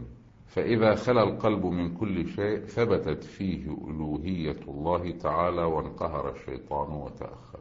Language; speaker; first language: Arabic; native; Arabic